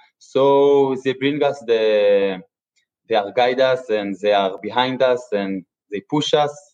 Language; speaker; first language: English; non-native, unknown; Hebrew